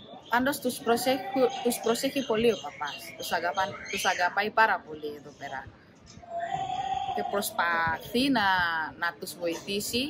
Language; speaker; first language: Greek; non-native, fluent; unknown